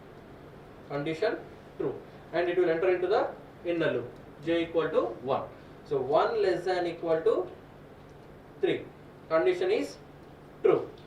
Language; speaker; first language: English; non-native, local second language; Telugu